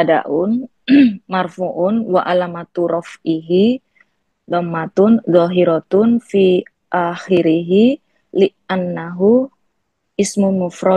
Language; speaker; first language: Arabic; non-native, learner; Indonesian